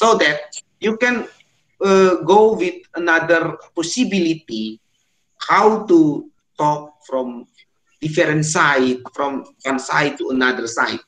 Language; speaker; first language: English; non-native, learner; Indonesian